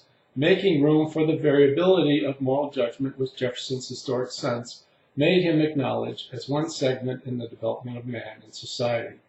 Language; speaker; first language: English; native; English